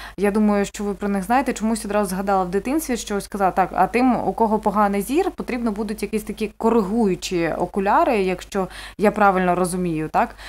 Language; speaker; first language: Ukrainian; native; Ukrainian